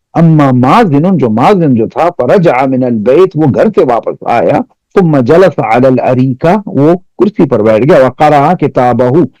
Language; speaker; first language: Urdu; non-native, local second language; Pashto